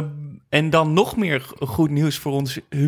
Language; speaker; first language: Dutch; native; Dutch